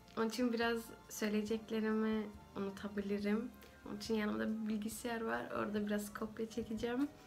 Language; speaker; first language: Turkish; early bilingual, heritage; Turkish